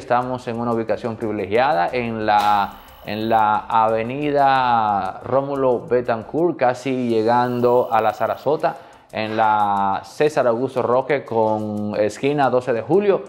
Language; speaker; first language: Spanish; native; Spanish